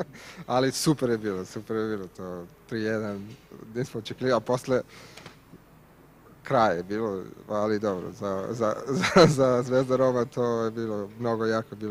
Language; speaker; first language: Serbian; non-native, learner; Italian